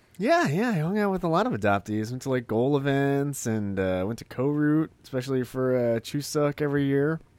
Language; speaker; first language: English; native; English